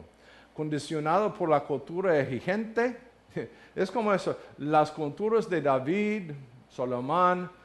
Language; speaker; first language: Spanish; non-native, learner; English